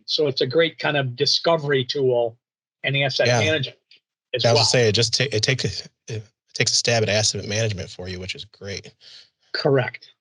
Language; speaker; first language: English; native; English